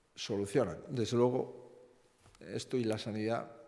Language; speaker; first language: Spanish; non-native, local second language; Galician